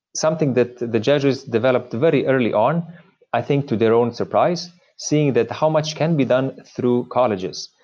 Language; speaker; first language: English; non-native, fluent; Slovenian